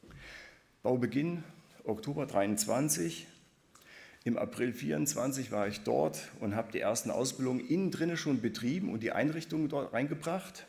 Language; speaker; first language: German; native; German